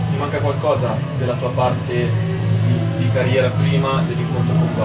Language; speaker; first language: Italian; native; Italian